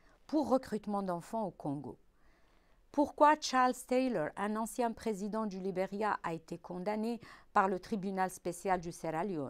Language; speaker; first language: French; non-native, local second language; Arabic